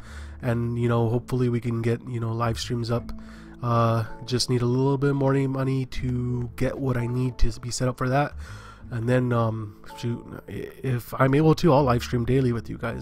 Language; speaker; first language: English; native; English